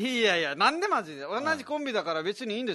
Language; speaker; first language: Japanese; non-native, fluent; Nepali